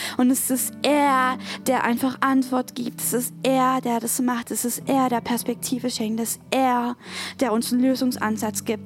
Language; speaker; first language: German; native; German